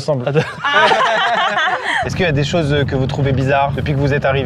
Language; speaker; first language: French; native; French